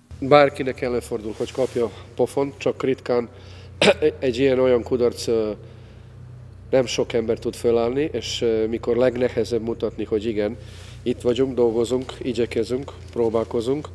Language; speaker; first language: Hungarian; non-native, fluent; Serbian